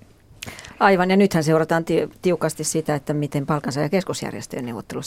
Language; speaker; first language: Finnish; native; Finnish